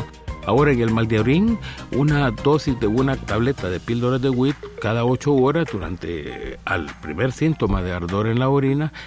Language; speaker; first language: Spanish; native; Spanish